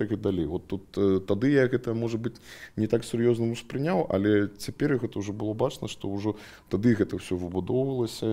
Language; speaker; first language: Russian; non-native, local second language; Belarusian